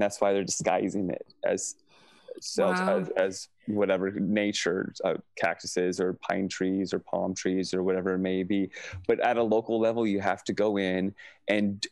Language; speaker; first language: English; native; English